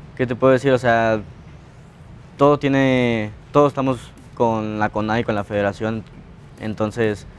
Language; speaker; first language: Spanish; native; Spanish